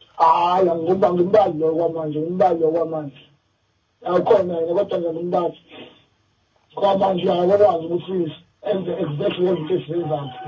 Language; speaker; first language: Zulu; native; Zulu